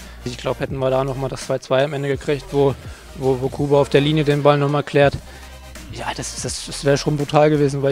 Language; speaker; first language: German; native; German